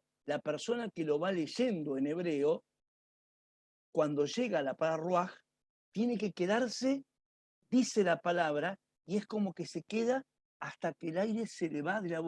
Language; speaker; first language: Spanish; native; Spanish